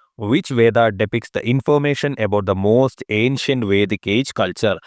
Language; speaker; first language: English; non-native, local second language; Malayalam